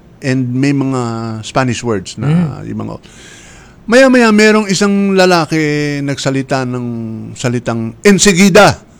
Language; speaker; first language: Filipino; native; Filipino